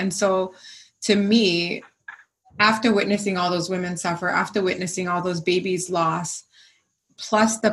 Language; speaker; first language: English; non-native, local second language; Swahili